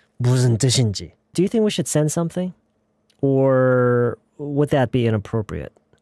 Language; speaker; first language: English; non-native, fluent; Korean